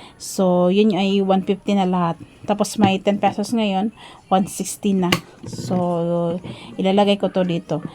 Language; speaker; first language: Filipino; non-native, local second language; Cebuano